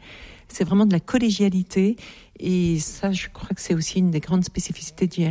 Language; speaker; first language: French; native; French